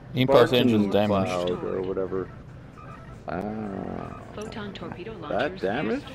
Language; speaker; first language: English; native; English